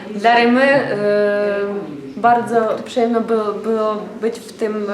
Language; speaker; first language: Polish; non-native, learner; Ukrainian